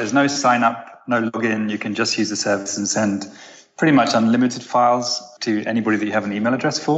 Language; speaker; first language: English; native; English